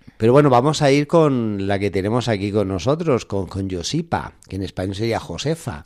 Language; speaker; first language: Spanish; native; Spanish